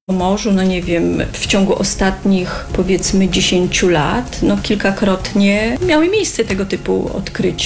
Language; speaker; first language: Polish; native; Polish